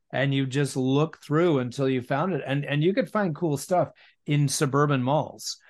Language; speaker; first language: English; native; English